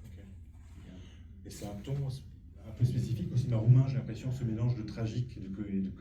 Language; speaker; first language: French; native; French